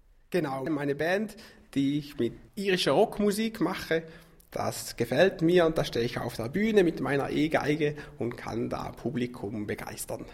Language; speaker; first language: German; native; German